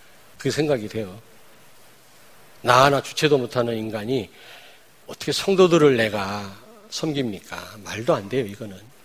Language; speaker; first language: Korean; native; Korean